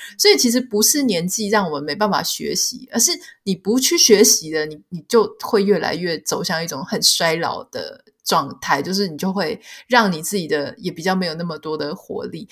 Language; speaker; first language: Chinese; native; Chinese